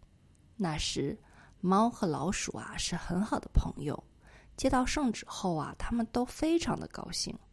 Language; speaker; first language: Chinese; native; Chinese